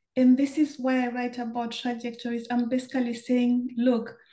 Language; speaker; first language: English; non-native, local second language; Shona